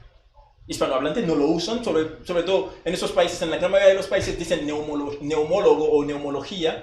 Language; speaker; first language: Spanish; non-native, fluent; Haitian Creole